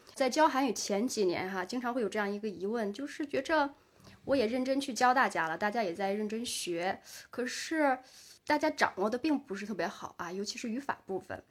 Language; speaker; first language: Chinese; native; Chinese